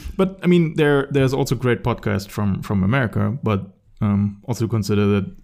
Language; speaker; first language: English; non-native, fluent; German